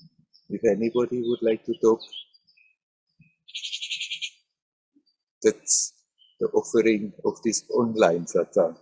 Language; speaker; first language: English; non-native, fluent; Swiss German